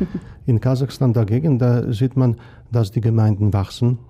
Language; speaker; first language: German; non-native, fluent; Polish